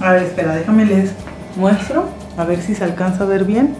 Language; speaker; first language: Spanish; non-native, local second language; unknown